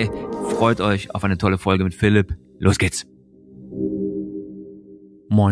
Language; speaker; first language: German; native; German